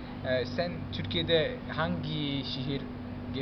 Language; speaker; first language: Turkish; non-native, learner; Chinese